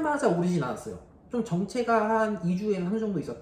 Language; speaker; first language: Korean; native; Korean